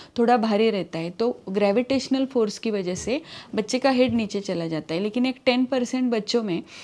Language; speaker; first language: Hindi; non-native, local second language; Marathi